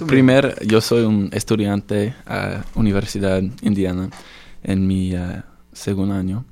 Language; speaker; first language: Spanish; non-native, learner; English